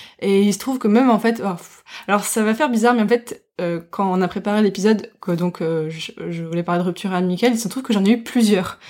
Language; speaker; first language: French; early bilingual, heritage; French